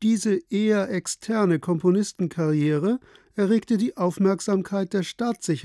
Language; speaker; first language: German; native; German